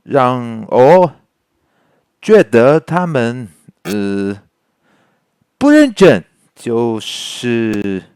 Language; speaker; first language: Chinese; native; Chinese